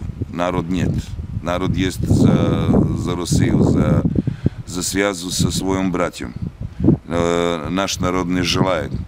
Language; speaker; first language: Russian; non-native, learner; Serbian